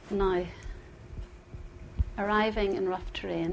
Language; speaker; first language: English; native; English